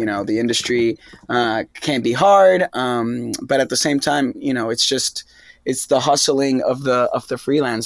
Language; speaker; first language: English; non-native, fluent; Spanish